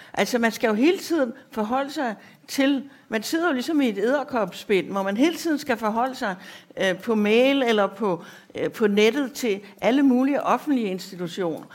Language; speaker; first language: Danish; native; Danish